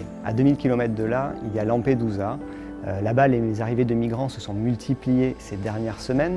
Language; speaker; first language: French; native; French